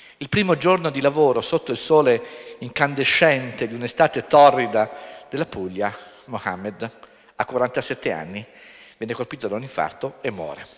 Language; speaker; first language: Italian; native; Italian